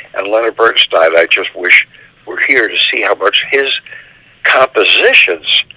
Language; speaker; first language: English; native; English